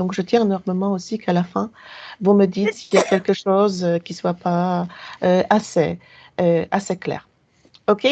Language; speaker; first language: French; non-native, fluent; Polish